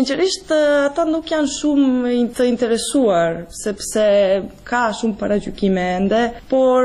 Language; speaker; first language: Albanian; non-native, fluent; Serbian